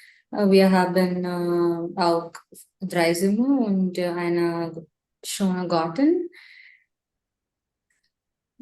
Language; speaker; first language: German; non-native, learner; Tamil